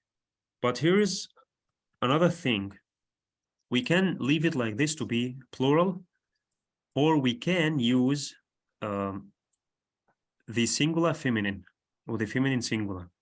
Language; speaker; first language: English; non-native, fluent; Arabic